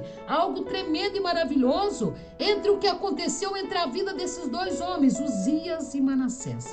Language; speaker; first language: Portuguese; native; Portuguese